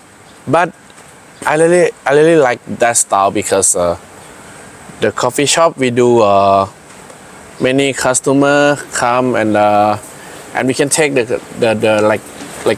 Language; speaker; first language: English; non-native, learner; Thai